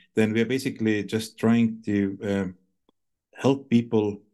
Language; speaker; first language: English; non-native, fluent; Estonian